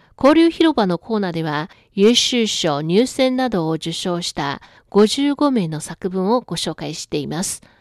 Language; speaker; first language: Japanese; non-native, fluent; Chinese